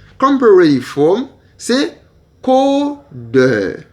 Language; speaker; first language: English; non-native, learner; Haitian Creole